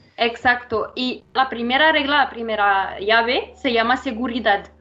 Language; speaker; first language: Spanish; non-native, fluent; Arabic